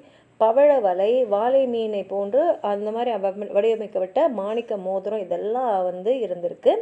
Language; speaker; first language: Tamil; native; Tamil